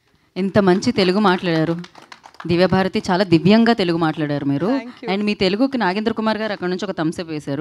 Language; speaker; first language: Telugu; native; Telugu